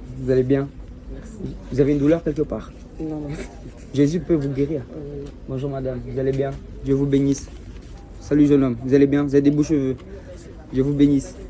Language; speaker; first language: French; early bilingual, other home language; Portuguese